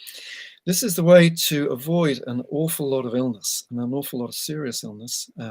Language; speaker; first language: English; native; English